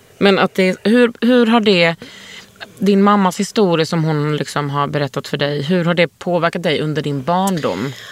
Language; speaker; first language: Swedish; native; Swedish